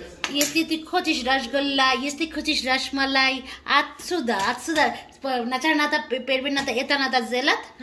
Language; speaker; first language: Russian; non-native, learner; Bangla